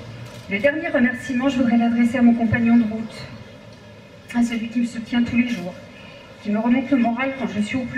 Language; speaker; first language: French; native; French